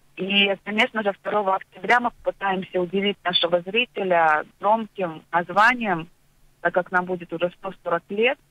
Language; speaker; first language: Russian; native; Russian